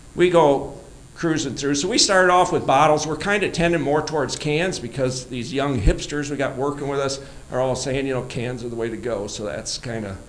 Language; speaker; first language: English; native; English